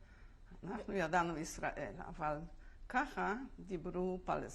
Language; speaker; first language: Hebrew; non-native, fluent; Polish